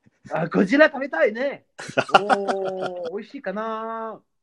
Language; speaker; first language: Japanese; non-native, learner; English